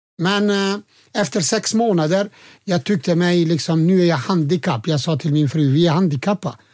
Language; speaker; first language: Swedish; non-native, fluent; Albanian